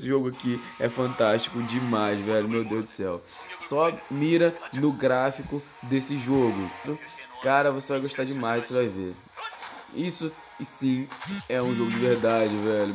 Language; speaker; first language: Portuguese; native; Portuguese